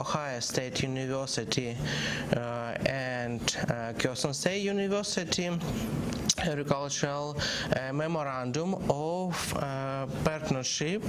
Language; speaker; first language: English; non-native, learner; Ukrainian